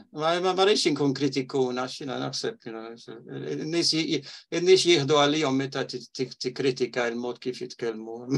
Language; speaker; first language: Maltese; early bilingual, heritage; Maltese